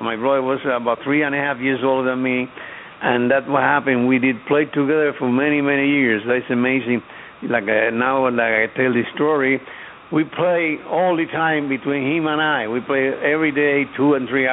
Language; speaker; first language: English; non-native, fluent; Spanish